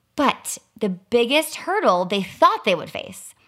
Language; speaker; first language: English; native; English